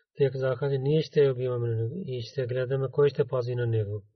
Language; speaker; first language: Bulgarian; non-native, learner; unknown